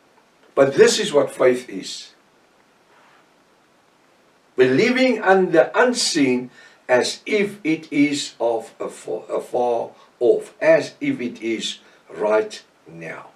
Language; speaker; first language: English; non-native, local second language; Afrikaans